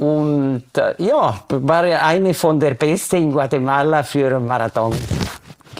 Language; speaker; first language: German; non-native, fluent; Spanish